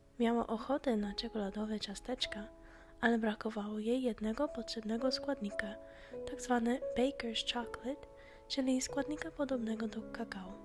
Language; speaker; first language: Polish; non-native, fluent; English